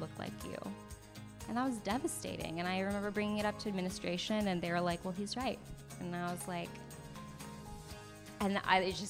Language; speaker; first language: English; early bilingual, other home language; French